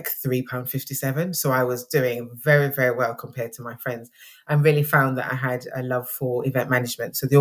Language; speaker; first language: English; native; English